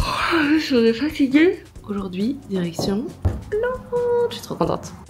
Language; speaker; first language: French; native; French